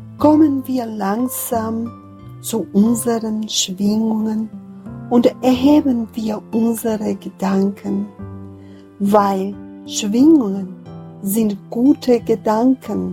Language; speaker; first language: German; non-native, fluent; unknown